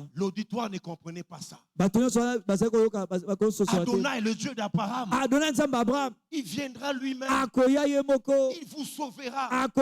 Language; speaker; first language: French; non-native, local second language; Lingala